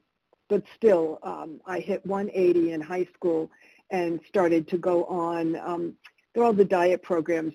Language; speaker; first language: English; early bilingual, other home language; Italian